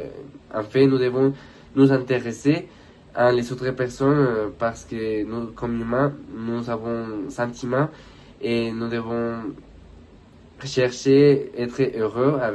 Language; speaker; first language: French; non-native, learner; Spanish